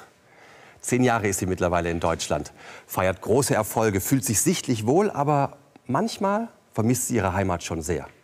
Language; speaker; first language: German; native; German